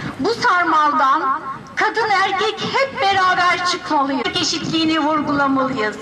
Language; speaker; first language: Turkish; native; Turkish